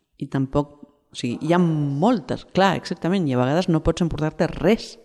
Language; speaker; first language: Catalan; non-native, fluent; Spanish